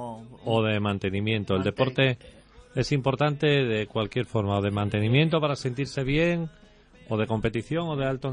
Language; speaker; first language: Spanish; native; Spanish